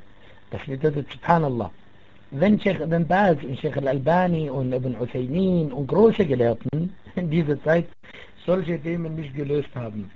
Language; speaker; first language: German; non-native, fluent; Arabic